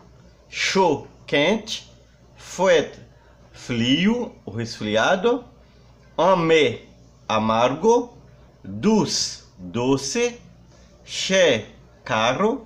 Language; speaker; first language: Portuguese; non-native, fluent; Haitian Creole